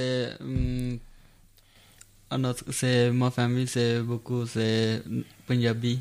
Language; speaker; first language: French; non-native, learner; Punjabi